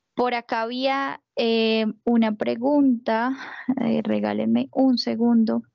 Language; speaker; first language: Spanish; native; Spanish